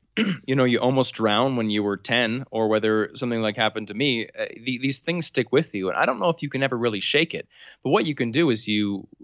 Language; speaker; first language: English; native; English